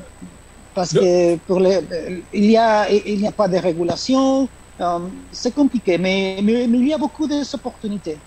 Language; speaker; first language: French; non-native, fluent; Spanish